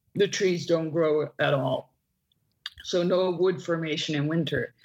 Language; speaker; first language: English; non-native, fluent; Dutch